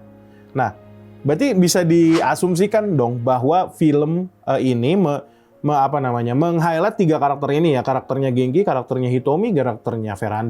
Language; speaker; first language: Indonesian; native; Indonesian